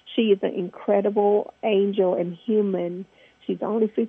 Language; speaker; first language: English; early bilingual, other home language; Vietnamese